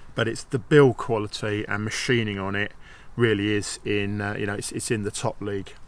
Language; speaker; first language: English; native; English